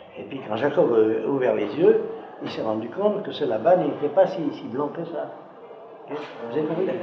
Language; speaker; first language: French; native; French